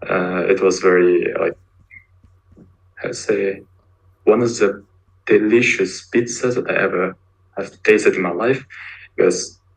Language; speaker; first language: English; non-native, learner; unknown